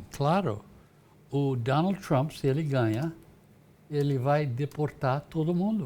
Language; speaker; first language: Portuguese; non-native, fluent; English